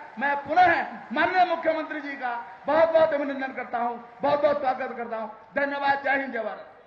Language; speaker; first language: Hindi; native; Hindi